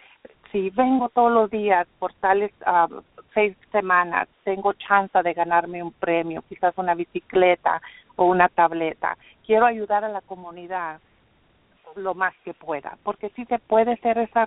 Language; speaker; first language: Spanish; early bilingual, heritage; Spanish